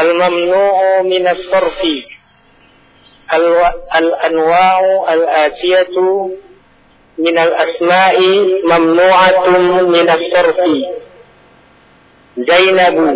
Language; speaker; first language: Arabic; non-native, learner; Indonesian